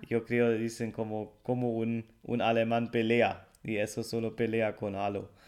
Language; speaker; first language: Spanish; non-native, fluent; German